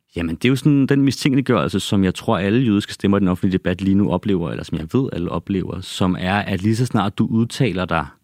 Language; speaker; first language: Danish; native; Danish